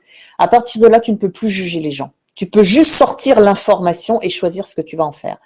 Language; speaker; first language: French; native; French